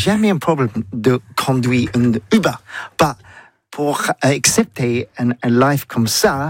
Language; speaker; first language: French; non-native, learner; English